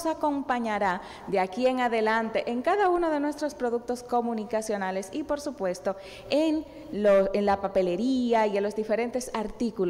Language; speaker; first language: Spanish; native; Spanish